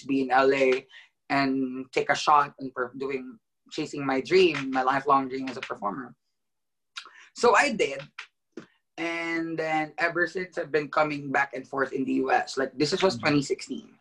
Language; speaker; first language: English; non-native, local second language; Filipino